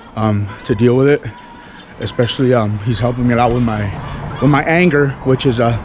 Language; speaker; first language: English; native; English